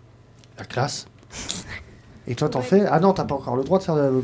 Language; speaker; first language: French; native; French